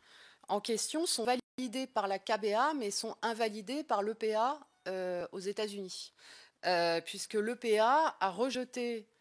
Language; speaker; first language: French; native; French